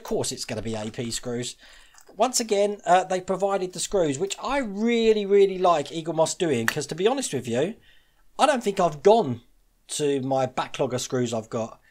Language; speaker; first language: English; native; English